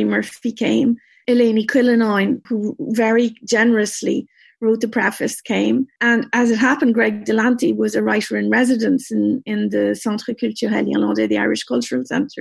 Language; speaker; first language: English; native; English